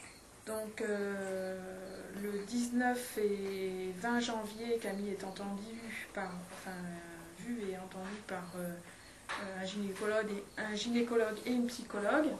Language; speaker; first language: French; native; French